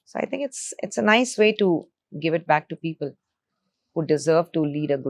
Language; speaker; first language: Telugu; non-native, local second language; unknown